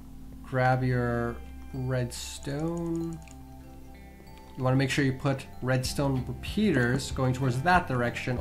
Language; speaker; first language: English; native; English